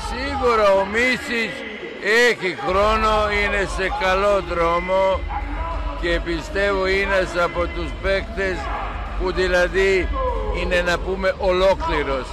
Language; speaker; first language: Greek; non-native, fluent; Serbian